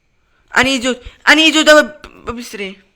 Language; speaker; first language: Russian; non-native, local second language; Uzbek